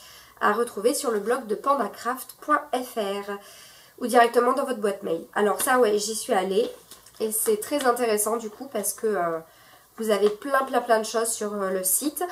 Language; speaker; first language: French; native; French